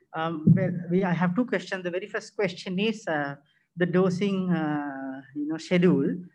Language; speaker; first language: English; non-native, local second language; Sinhala